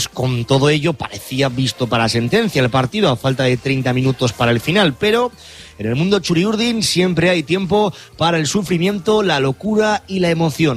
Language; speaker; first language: Spanish; native; Spanish